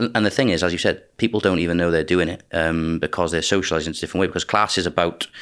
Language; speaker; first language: English; native; English